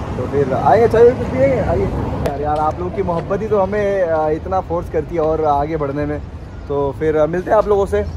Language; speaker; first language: Hindi; native; Hindi